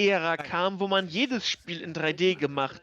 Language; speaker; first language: German; native; German